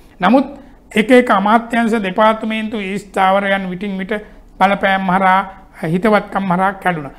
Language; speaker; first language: Sinhala; native; Sinhala